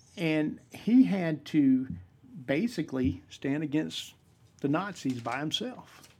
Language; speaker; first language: English; native; English